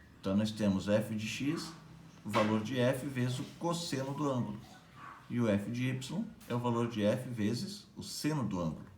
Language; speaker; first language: Portuguese; native; Portuguese